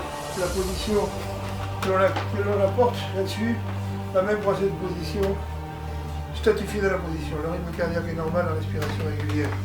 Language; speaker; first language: French; native; French